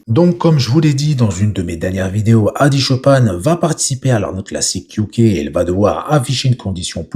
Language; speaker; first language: French; native; French